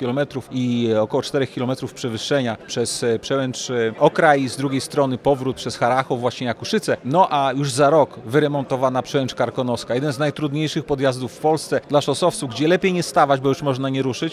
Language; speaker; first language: Polish; native; Polish